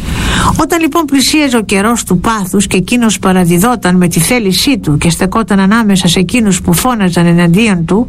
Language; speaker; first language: Greek; native; Greek